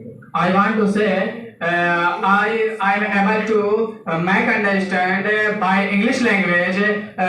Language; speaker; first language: English; non-native, learner; Urdu